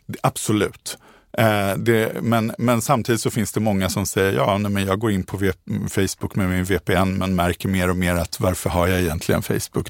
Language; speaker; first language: Swedish; native; Swedish